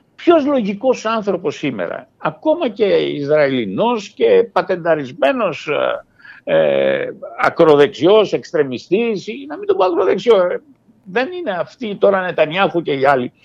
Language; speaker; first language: Greek; early bilingual, heritage; Greek